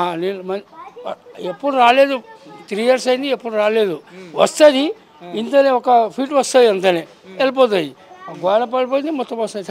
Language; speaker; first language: Telugu; non-native, local second language; Urdu